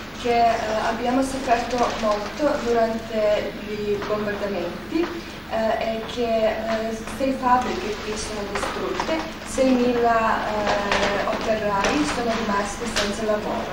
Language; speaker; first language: Italian; non-native, fluent; Serbian